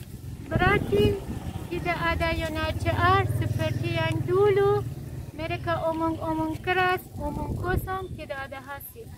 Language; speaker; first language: Indonesian; non-native, learner; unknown